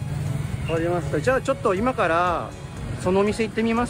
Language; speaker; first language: Japanese; native; Japanese